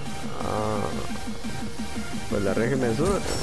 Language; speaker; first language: Spanish; native; Spanish